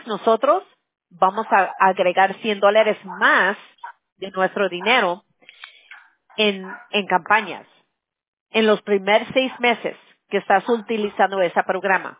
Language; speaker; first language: Spanish; early bilingual, heritage; Spanish